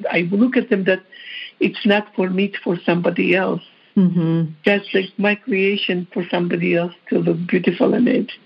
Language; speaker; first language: English; non-native, fluent; Georgian